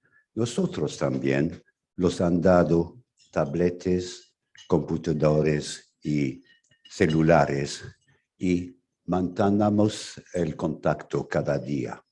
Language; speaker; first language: Spanish; non-native, fluent; English